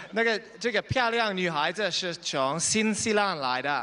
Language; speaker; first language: Chinese; non-native, learner; English